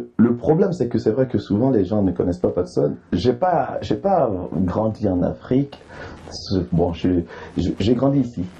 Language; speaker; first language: French; early bilingual, other home language; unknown